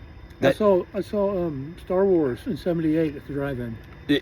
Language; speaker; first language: English; native; English